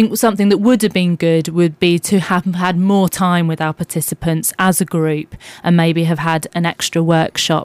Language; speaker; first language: English; native; English